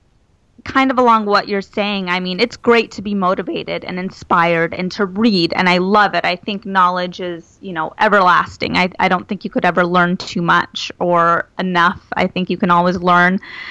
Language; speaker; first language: English; native; English